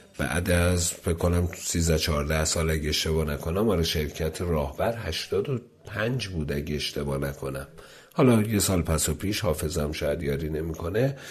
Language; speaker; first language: Persian; non-native, local second language; Azerbaijani